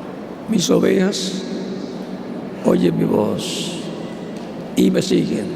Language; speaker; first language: Spanish; native; Spanish